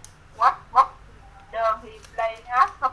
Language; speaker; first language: English; non-native, learner; Vietnamese